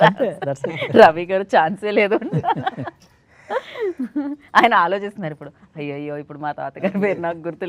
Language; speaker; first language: Telugu; native; Telugu